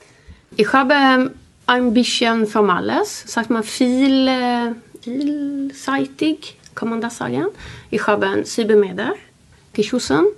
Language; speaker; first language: German; non-native, learner; Swedish